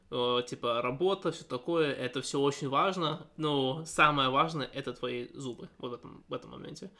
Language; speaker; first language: Russian; early bilingual, heritage; Russian